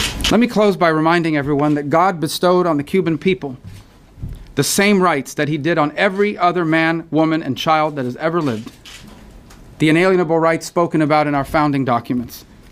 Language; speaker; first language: English; native; English